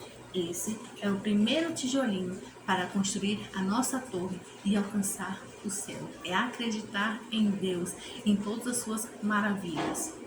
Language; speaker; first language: Portuguese; native; Portuguese